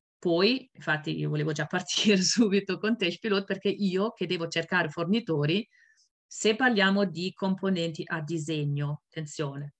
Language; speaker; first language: Italian; non-native, fluent; German